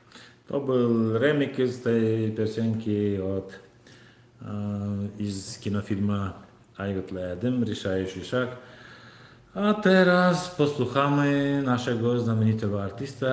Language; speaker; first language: Polish; non-native, learner; Turkmen